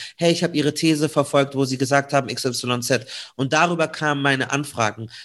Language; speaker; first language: German; native; German